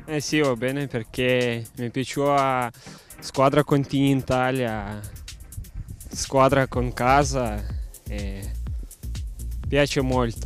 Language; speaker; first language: Italian; non-native, learner; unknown